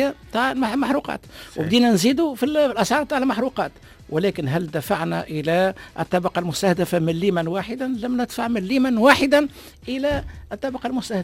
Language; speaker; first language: Arabic; native; Arabic